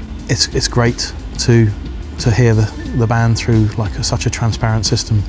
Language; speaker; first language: English; native; English